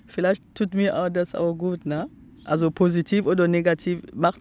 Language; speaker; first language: German; non-native, local second language; French